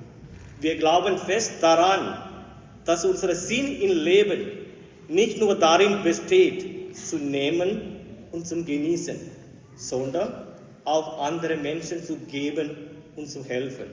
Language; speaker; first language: German; non-native, fluent; Malayalam